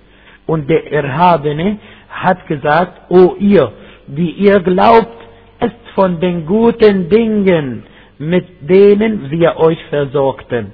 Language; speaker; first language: German; non-native, fluent; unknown